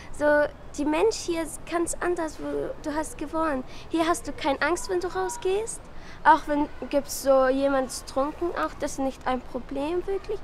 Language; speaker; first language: German; non-native, learner; Arabic